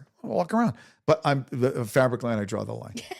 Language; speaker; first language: English; native; English